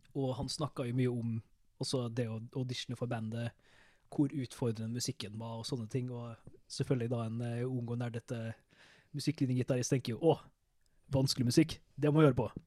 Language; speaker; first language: Norwegian; native; Norwegian